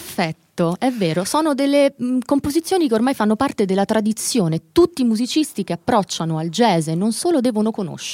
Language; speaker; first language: Italian; native; Italian